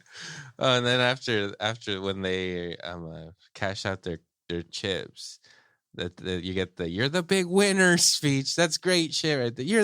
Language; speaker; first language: English; native; English